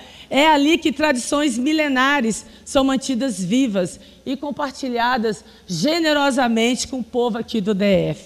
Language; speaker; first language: Portuguese; native; Portuguese